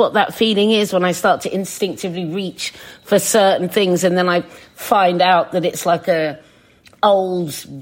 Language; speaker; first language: English; native; English